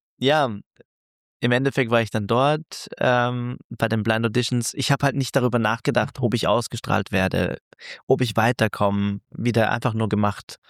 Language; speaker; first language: German; early bilingual, other home language; Turkish